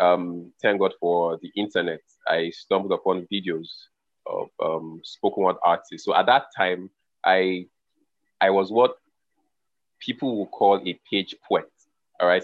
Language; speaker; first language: English; non-native, local second language; Igbo